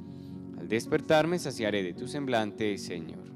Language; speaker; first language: Spanish; native; Spanish